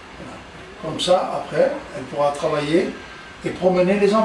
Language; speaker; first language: French; native; French